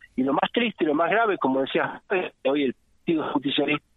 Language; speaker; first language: Spanish; native; Spanish